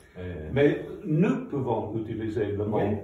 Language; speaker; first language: French; non-native, fluent; English